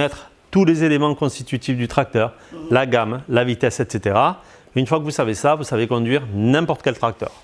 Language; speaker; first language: French; native; French